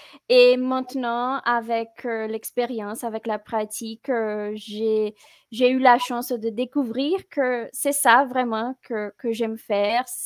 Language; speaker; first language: French; non-native, fluent; Portuguese